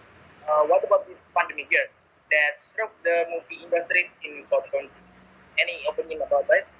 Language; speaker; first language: English; non-native, learner; Indonesian